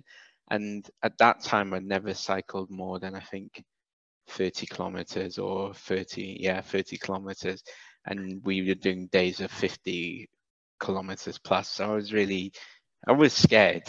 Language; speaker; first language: English; native; English